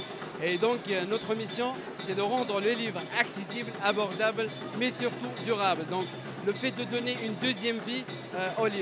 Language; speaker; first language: French; non-native, local second language; Arabic